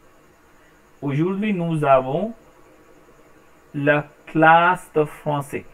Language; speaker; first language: French; non-native, learner; Hindi